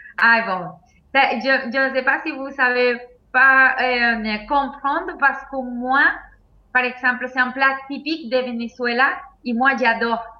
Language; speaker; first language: French; non-native, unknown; Spanish